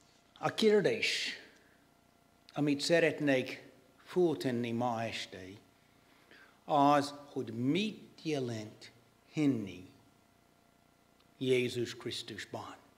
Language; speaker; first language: Hungarian; non-native, fluent; English